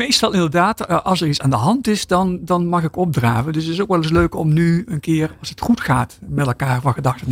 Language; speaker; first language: Dutch; native; Dutch